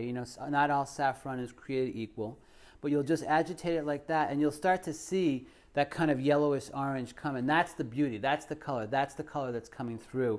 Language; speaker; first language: English; native; English